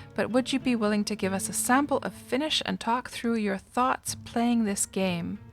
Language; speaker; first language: English; non-native, fluent; Finnish